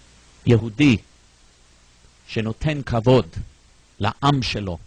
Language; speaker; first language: Hebrew; non-native, fluent; English